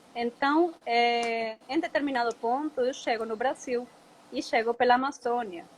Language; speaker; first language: Portuguese; non-native, fluent; Spanish